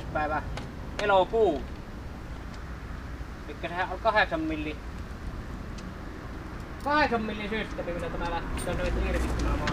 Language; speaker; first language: Finnish; native; Finnish